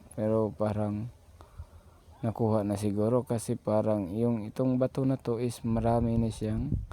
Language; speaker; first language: Filipino; non-native, local second language; Bikol